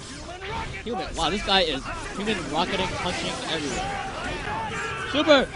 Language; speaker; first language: English; native; English